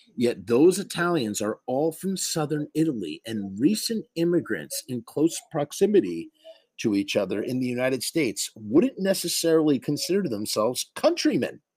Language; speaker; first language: English; native; English